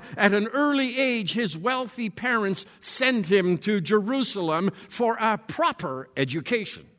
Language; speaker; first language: English; native; English